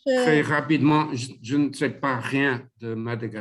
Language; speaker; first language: French; non-native, learner; English